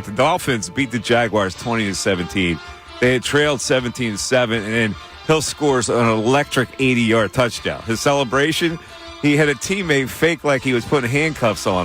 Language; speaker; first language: English; native; English